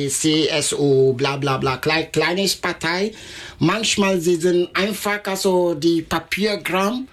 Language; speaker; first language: German; non-native, learner; Akan